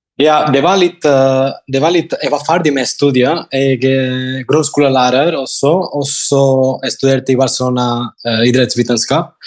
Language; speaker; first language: Norwegian; non-native, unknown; Catalan